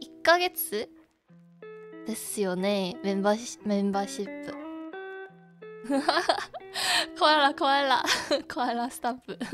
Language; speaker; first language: Japanese; non-native, learner; Korean